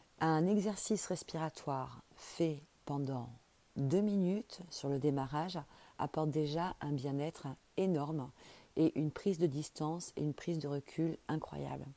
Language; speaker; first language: French; native; French